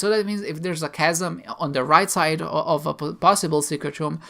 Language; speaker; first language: English; non-native, fluent; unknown